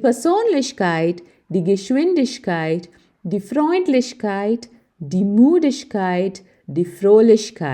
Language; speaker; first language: German; non-native, fluent; Malayalam